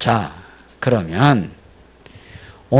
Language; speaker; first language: Korean; native; Korean